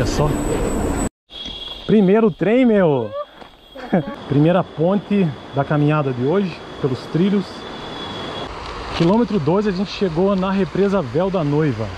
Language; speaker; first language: Portuguese; native; Portuguese